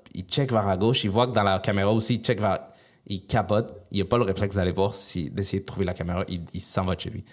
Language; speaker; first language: French; early bilingual, other home language; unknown